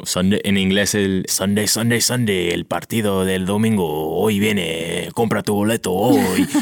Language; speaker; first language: Spanish; early bilingual, heritage; Spanish